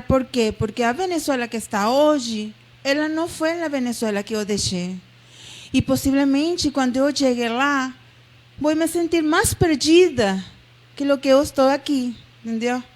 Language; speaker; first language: Portuguese; non-native, fluent; Spanish